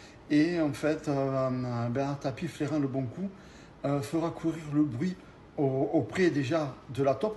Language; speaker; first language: French; native; French